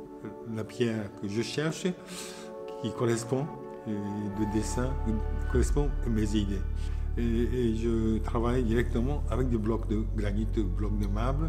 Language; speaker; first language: French; non-native, fluent; Japanese